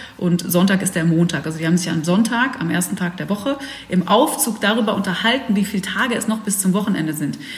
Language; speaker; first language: German; early bilingual, other home language; Dutch